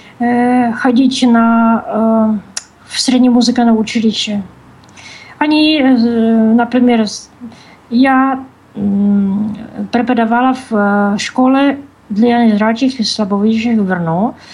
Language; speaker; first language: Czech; non-native, learner; Russian